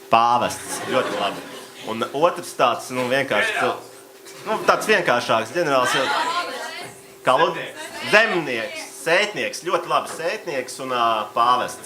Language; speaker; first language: Latvian; native; Latvian